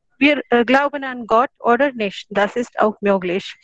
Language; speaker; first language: German; non-native, learner; Hindi